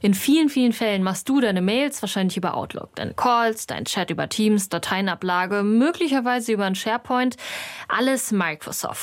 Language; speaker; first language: German; native; German